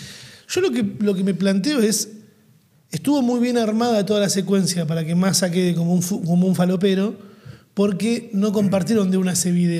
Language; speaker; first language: Spanish; native; Spanish